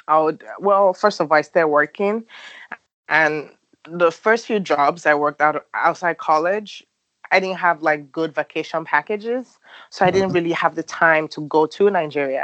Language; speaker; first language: English; non-native, local second language; Yoruba